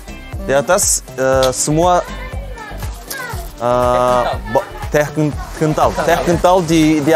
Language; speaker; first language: Indonesian; non-native, fluent; Turkish